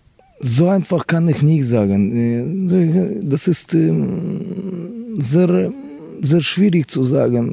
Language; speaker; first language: German; non-native, fluent; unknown